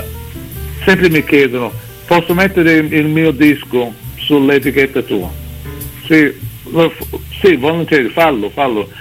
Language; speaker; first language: Italian; early bilingual, heritage; English